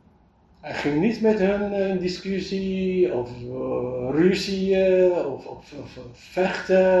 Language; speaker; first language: Dutch; non-native, fluent; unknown